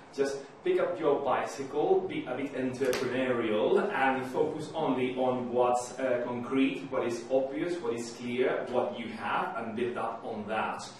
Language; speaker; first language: English; non-native, fluent; Spanish